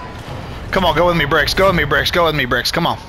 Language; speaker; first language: English; native; English